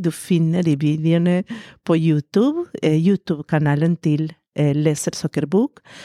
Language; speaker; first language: Norwegian; non-native, fluent; Spanish